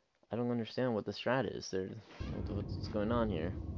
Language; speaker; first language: English; native; English